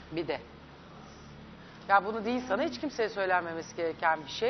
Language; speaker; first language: Turkish; native; Turkish